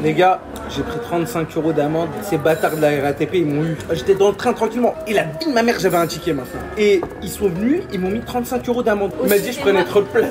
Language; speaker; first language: French; native; French